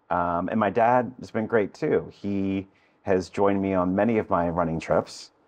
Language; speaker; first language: English; native; English